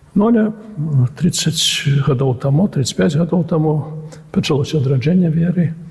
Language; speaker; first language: Belarusian; native; Belarusian